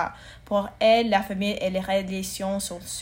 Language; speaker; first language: French; non-native, learner; English